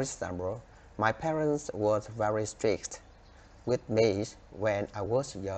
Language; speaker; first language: English; non-native, learner; Vietnamese